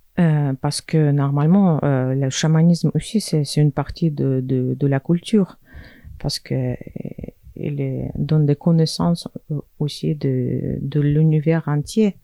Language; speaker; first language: French; non-native, fluent; Russian